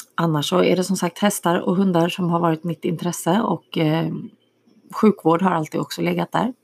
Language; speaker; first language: Swedish; early bilingual, other home language; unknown